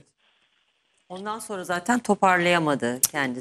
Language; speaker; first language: Turkish; native; Turkish